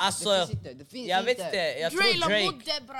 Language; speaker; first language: Swedish; early bilingual, other home language; Arabic